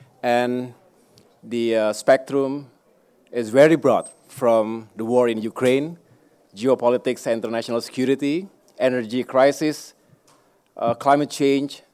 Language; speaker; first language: English; non-native, fluent; Indonesian